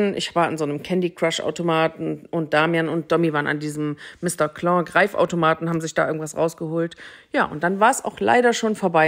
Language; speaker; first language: German; native; German